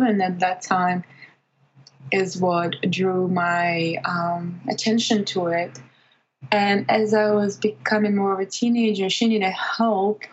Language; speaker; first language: English; non-native, fluent; Russian